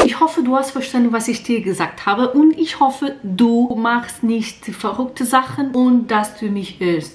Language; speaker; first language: German; non-native, learner; Portuguese